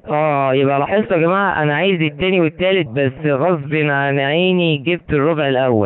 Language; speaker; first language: Arabic; native; Arabic